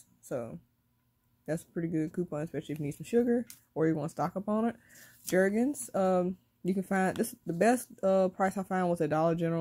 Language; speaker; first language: English; native; English